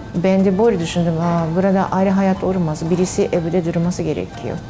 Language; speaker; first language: Turkish; non-native, learner; Japanese